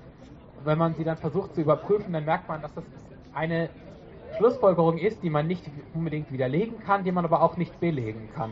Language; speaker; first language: German; native; German